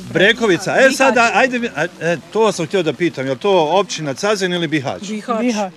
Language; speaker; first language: Bosnian; native; Bosnian